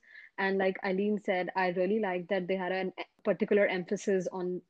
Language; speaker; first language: English; non-native, local second language; Hindi